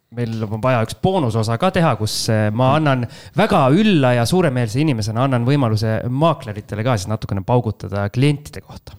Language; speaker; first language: Estonian; native; Estonian